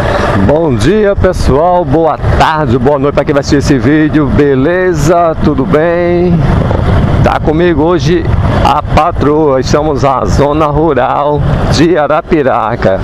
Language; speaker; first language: Portuguese; native; Portuguese